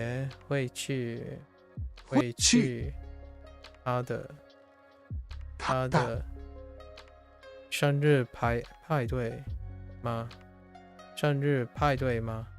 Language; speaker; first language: Chinese; non-native, learner; English